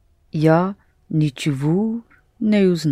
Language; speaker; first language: Russian; non-native, learner; English